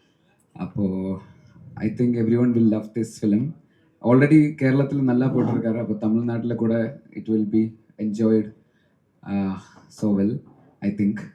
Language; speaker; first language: Tamil; non-native, learner; Malayalam